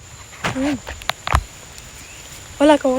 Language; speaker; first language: Spanish; non-native, fluent; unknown